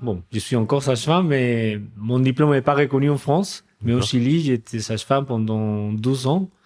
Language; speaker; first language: French; non-native, fluent; Spanish